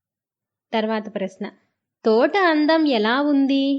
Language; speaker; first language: Telugu; native; Telugu